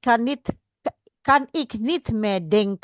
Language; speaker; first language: Dutch; non-native, fluent; Indonesian